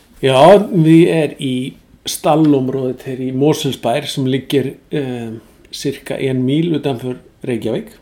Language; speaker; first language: Swedish; non-native, fluent; Icelandic